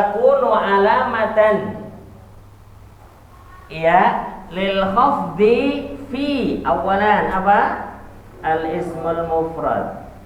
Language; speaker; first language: Arabic; non-native, fluent; Indonesian